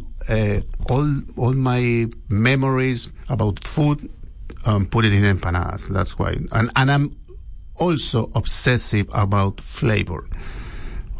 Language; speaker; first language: English; non-native, learner; Spanish